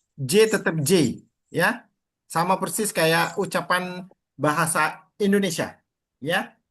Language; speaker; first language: Indonesian; native; Indonesian